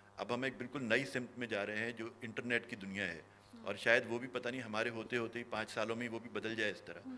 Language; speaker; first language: Urdu; native; Urdu